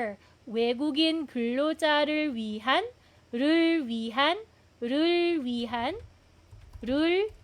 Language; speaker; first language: Korean; non-native, fluent; Filipino